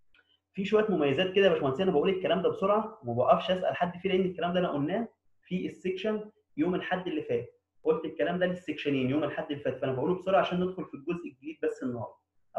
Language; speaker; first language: Arabic; native; Arabic